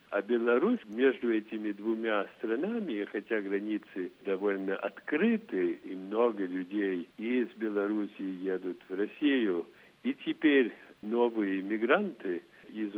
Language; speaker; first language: Russian; non-native, fluent; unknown